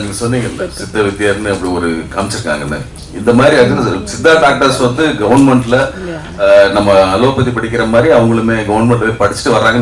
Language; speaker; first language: Tamil; native; Tamil